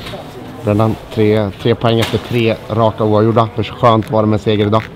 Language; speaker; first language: Swedish; native; Swedish